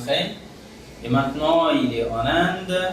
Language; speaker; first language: French; non-native, fluent; Pashto